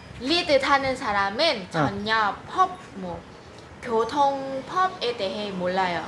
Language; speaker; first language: Korean; non-native, learner; Vietnamese